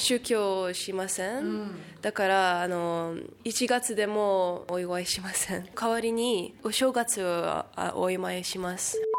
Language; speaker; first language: Japanese; non-native, fluent; Russian